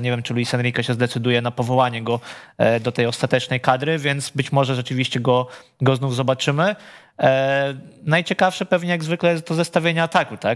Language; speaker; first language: Polish; native; Polish